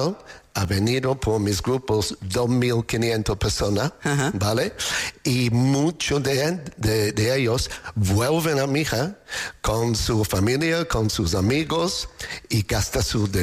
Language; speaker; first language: Spanish; non-native, learner; English